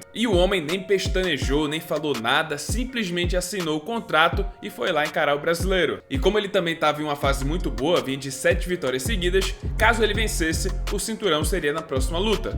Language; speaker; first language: Portuguese; native; Portuguese